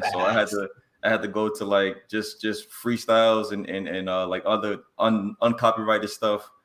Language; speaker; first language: English; native; English